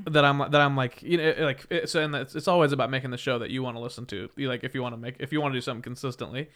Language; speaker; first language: English; native; English